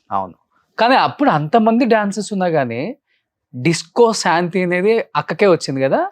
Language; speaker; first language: Telugu; native; Telugu